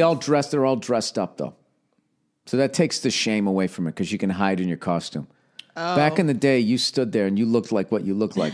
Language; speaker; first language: English; native; English